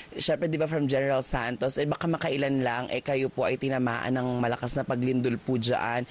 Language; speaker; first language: Filipino; native; Filipino